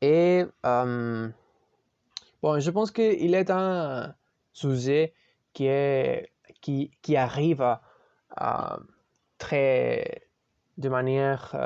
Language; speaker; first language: French; non-native, learner; Spanish